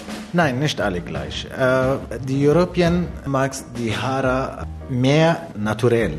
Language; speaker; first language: German; non-native, learner; Arabic